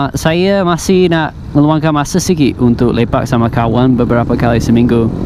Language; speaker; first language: Malay; non-native, fluent; English